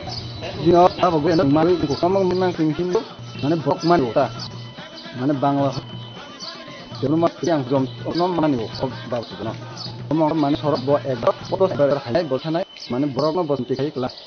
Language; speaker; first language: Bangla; non-native, local second language; Kok Borok